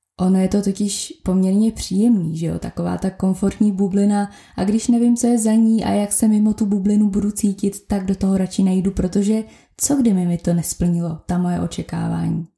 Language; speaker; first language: Czech; native; Czech